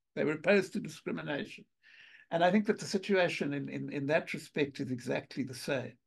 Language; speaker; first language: English; native; English